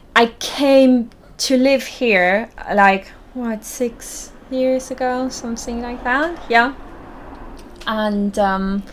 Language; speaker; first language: English; non-native, fluent; German